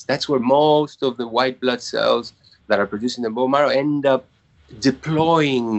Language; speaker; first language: English; non-native, fluent; Spanish